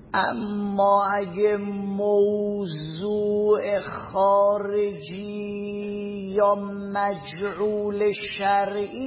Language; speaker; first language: Persian; native; Persian